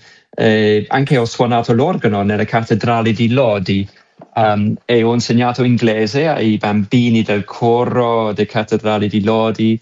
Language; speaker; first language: Italian; non-native, learner; English